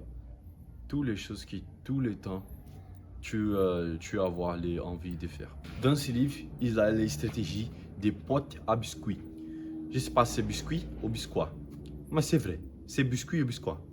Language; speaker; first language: French; non-native, learner; Portuguese